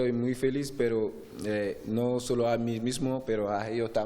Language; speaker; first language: Spanish; non-native, learner; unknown